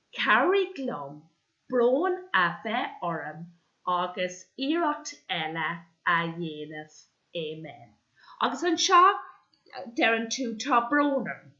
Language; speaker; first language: Irish; non-native, local second language; English